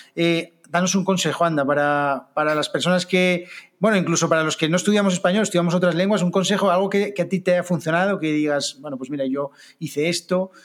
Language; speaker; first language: Spanish; native; Spanish